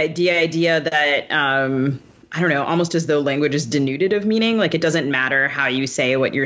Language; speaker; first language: English; native; English